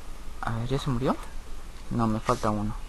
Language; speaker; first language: Spanish; native; Spanish